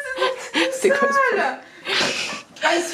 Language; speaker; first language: French; native; French